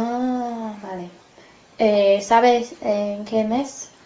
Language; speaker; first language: Spanish; non-native, learner; English